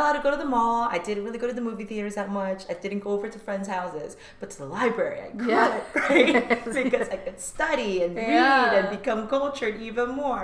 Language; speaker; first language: English; early bilingual, other home language; Korean